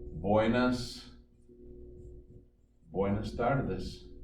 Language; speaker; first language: Spanish; non-native, fluent; English